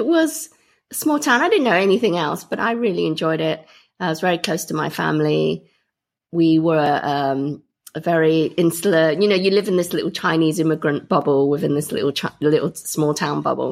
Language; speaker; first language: English; native; English